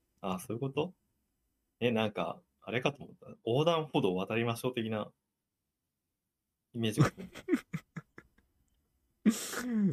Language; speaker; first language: Japanese; native; Japanese